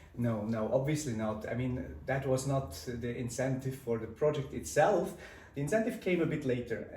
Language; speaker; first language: English; non-native, fluent; Swiss German